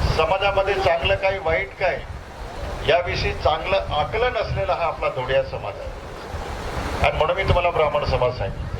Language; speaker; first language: Marathi; non-native, local second language; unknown